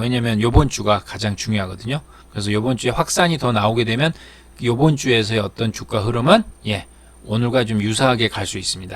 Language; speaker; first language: Korean; native; Korean